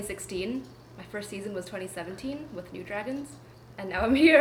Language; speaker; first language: English; non-native, local second language; Cantonese